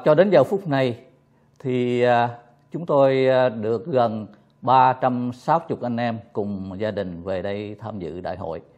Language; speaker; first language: Vietnamese; native; Vietnamese